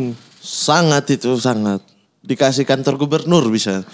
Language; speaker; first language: Indonesian; native; Indonesian